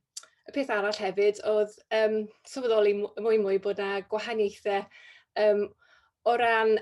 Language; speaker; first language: Welsh; native; Welsh